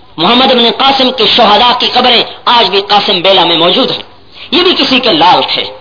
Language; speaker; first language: Urdu; non-native, local second language; Punjabi